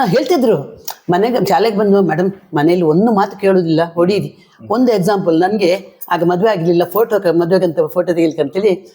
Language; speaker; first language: Kannada; non-native, local second language; Konkani